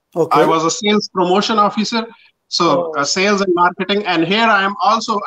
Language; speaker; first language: English; non-native, local second language; Pashto